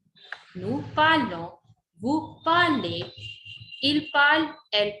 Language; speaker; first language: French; non-native, learner; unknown